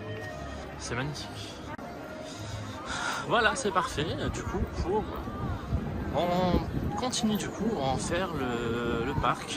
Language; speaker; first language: French; native; French